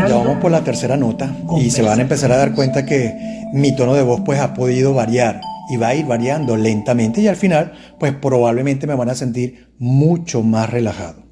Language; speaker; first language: Spanish; native; Spanish